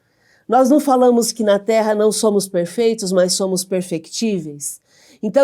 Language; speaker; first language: Portuguese; native; Portuguese